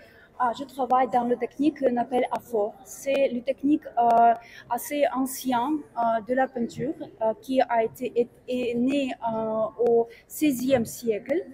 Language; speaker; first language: French; non-native, fluent; Russian